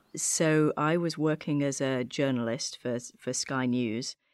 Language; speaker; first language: English; native; English